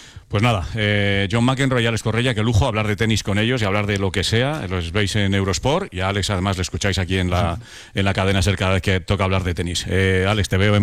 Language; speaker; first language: Spanish; native; Spanish